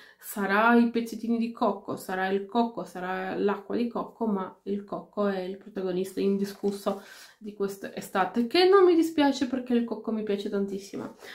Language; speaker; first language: Italian; non-native, fluent; Finnish